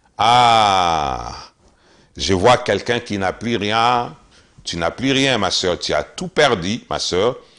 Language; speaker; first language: French; non-native, local second language; Lingala